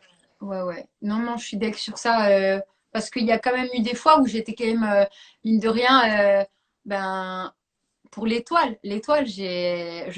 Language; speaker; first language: French; native; French